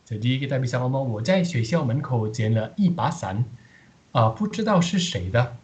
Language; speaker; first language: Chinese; non-native, fluent; Indonesian